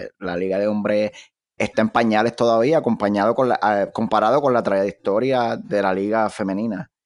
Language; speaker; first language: Spanish; native; Spanish